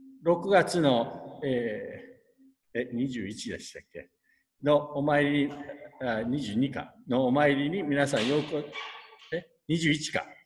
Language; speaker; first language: Japanese; native; Japanese